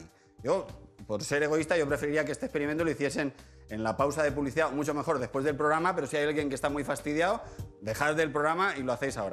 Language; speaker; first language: Spanish; native; Spanish